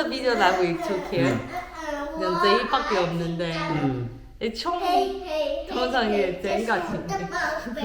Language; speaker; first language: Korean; non-native, fluent; Chinese